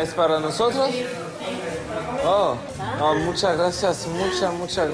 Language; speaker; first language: Spanish; non-native, learner; French